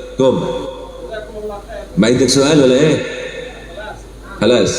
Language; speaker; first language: Arabic; non-native, fluent; Javanese